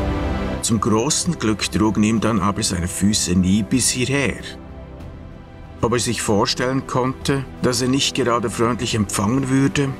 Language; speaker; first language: German; native; German